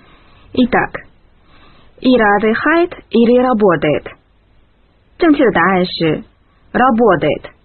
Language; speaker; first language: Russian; non-native, fluent; Chinese